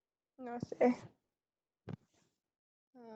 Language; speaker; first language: Spanish; non-native, learner; English